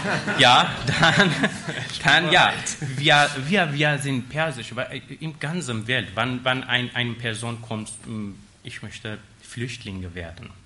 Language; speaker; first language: German; non-native, learner; Persian